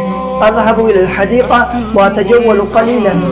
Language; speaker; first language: Arabic; non-native, learner; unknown